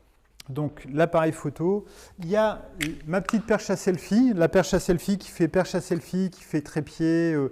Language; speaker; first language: French; native; French